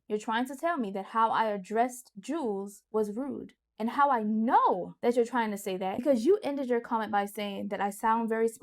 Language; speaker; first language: English; native; English